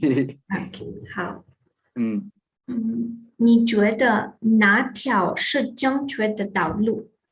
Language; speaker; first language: Chinese; non-native, fluent; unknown